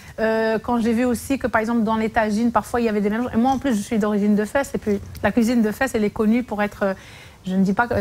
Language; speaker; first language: French; non-native, local second language; Arabic